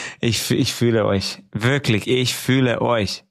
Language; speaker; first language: German; non-native, fluent; Hungarian